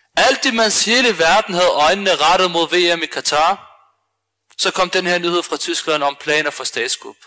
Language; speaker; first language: Danish; early bilingual, other home language; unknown